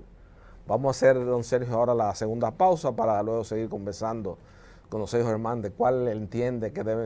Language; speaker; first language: Spanish; native; Spanish